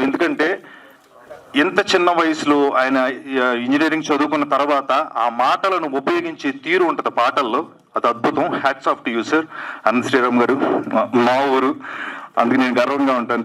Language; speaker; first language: Telugu; native; Telugu